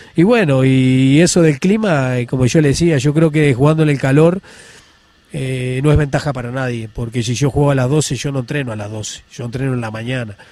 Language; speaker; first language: Spanish; native; Spanish